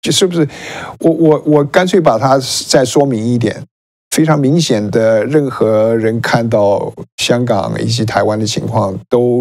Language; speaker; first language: Chinese; native; Chinese